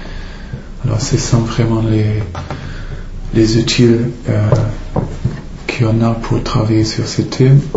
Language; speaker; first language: French; non-native, fluent; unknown